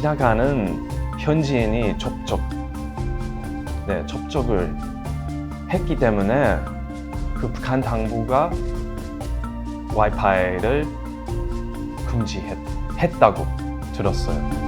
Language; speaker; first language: Korean; non-native, fluent; English